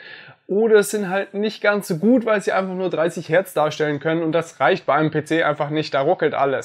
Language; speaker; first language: German; native; German